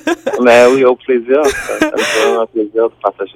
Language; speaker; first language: French; non-native, fluent; Tsonga